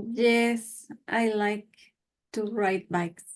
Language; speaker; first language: English; non-native, learner; Spanish